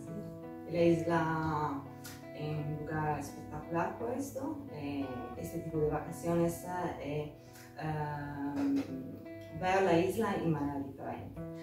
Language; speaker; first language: Spanish; non-native, learner; Italian